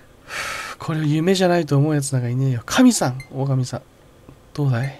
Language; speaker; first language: Japanese; native; Japanese